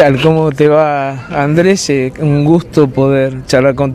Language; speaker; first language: Spanish; native; Spanish